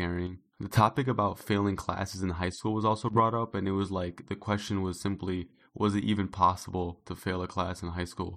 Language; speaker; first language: English; native; English